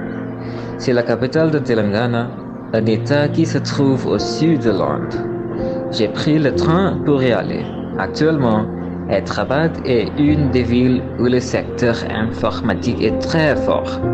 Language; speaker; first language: French; non-native, learner; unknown